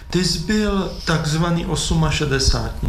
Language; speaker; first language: Czech; native; Czech